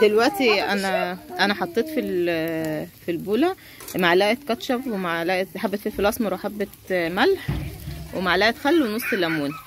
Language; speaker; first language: Arabic; native; Arabic